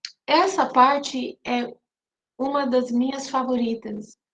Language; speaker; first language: Portuguese; non-native, fluent; English